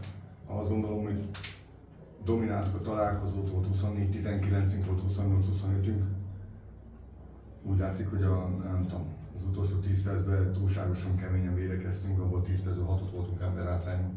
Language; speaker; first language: Hungarian; native; Hungarian